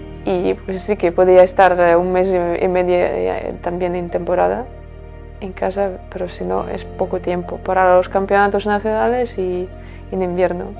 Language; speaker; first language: Spanish; non-native, fluent; Latvian